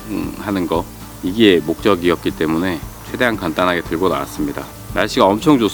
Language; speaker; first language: Korean; native; Korean